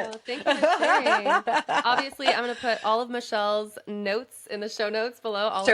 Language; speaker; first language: English; native; English